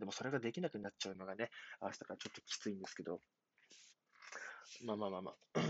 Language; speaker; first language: Japanese; native; Japanese